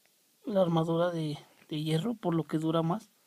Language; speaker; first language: Spanish; native; Spanish